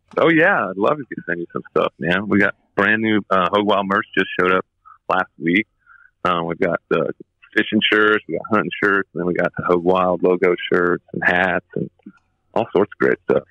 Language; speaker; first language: English; native; English